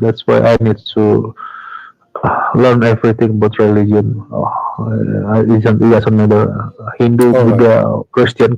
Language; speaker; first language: English; non-native, learner; Indonesian